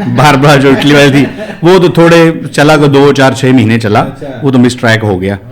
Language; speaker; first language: Urdu; non-native, local second language; Punjabi